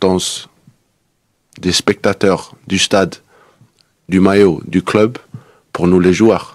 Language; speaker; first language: French; non-native, fluent; Danish